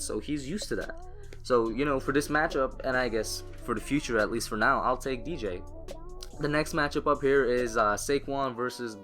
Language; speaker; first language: English; native; English